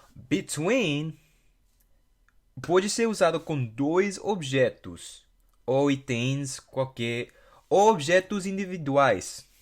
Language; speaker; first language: Portuguese; non-native, fluent; English